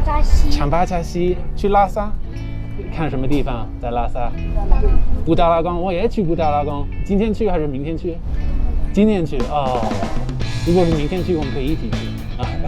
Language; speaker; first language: Chinese; non-native, fluent; English